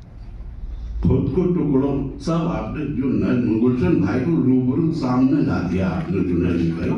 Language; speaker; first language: Hindi; native; Hindi